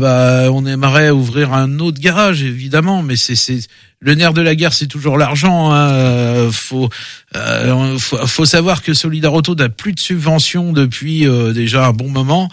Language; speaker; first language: French; native; French